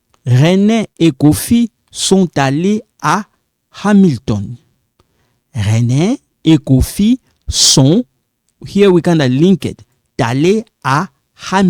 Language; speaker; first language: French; non-native, local second language; Lingala